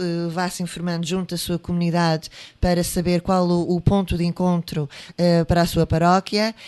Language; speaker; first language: Portuguese; native; Portuguese